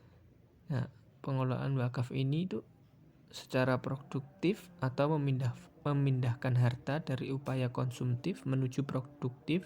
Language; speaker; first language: Indonesian; native; Indonesian